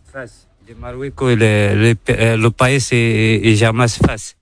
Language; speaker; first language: Spanish; non-native, learner; Arabic